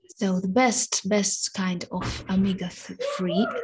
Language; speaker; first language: English; non-native, fluent; Russian